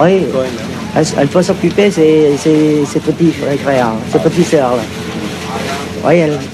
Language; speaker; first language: French; non-native, local second language; Vietnamese